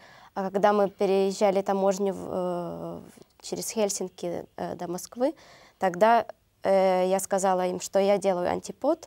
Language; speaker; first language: Russian; non-native, learner; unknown